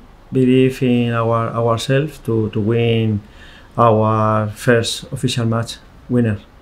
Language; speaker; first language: English; non-native, fluent; Spanish